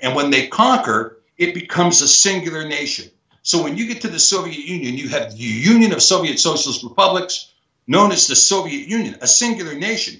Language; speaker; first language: English; native; English